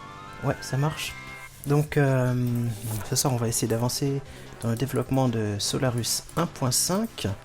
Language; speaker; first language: French; native; French